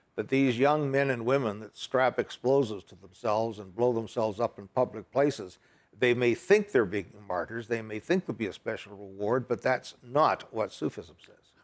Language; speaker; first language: English; native; English